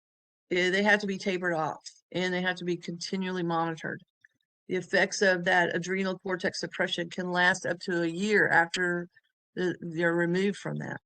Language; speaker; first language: English; native; English